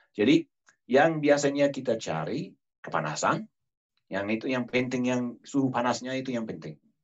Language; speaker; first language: Indonesian; non-native, fluent; English